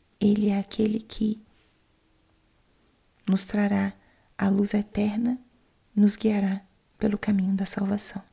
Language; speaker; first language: Portuguese; native; Portuguese